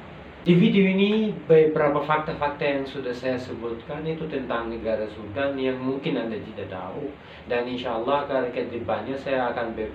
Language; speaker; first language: Indonesian; non-native, local second language; Arabic